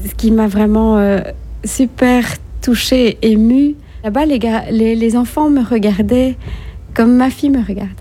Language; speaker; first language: French; native; French